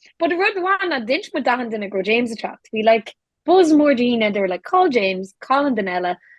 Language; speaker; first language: Irish; native; Irish